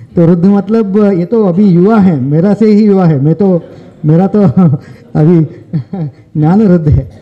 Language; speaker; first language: Hindi; non-native, local second language; Kannada